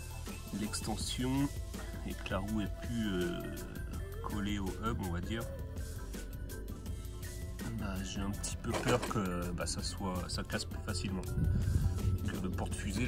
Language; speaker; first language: French; native; French